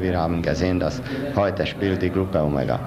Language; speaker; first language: German; non-native, learner; Hungarian